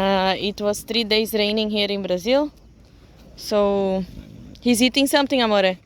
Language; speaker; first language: English; non-native, learner; Portuguese